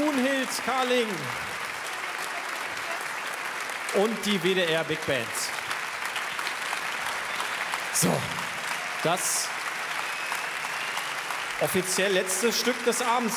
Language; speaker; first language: German; native; German